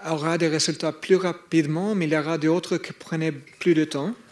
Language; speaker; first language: French; non-native, fluent; English